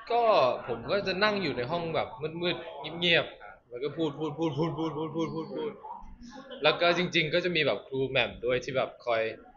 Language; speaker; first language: Thai; early bilingual, heritage; Thai